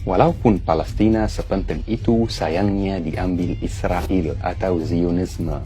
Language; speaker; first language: Indonesian; non-native, fluent; Arabic